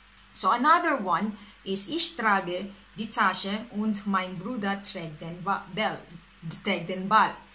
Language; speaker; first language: German; non-native, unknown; Filipino